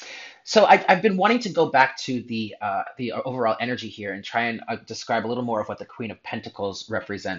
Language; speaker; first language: English; native; English